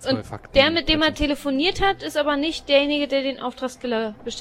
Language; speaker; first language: German; native; German